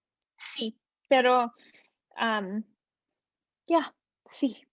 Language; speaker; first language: Spanish; non-native, learner; English